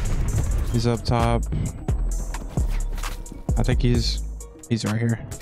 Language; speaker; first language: English; native; English